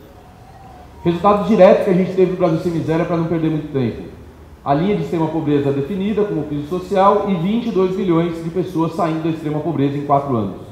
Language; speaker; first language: Portuguese; native; Portuguese